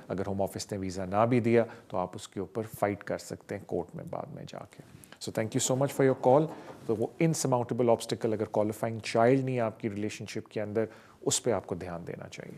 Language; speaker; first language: Urdu; native; Urdu